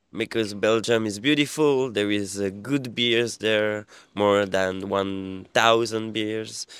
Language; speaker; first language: English; non-native, fluent; French